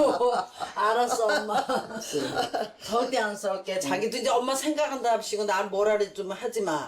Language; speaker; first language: Korean; native; Korean